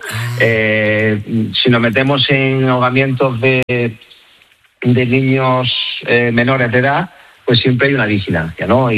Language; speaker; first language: Spanish; native; Spanish